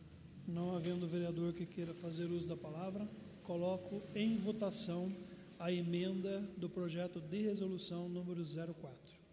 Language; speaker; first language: Portuguese; native; Portuguese